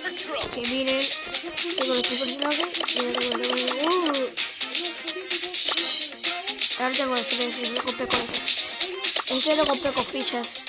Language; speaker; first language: Spanish; native; Spanish